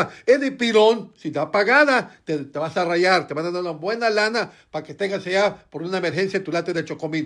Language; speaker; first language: Spanish; native; Spanish